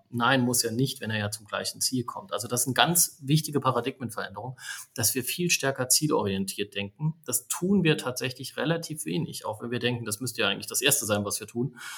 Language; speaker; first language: German; native; German